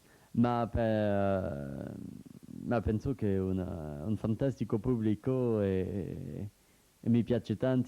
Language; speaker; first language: Italian; non-native, learner; French